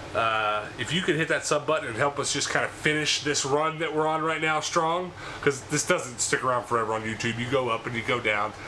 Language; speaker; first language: English; native; English